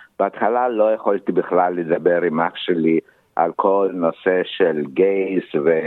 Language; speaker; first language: Hebrew; non-native, fluent; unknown